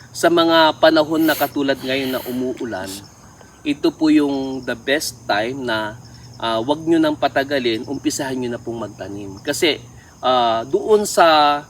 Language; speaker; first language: Filipino; non-native, local second language; Iloko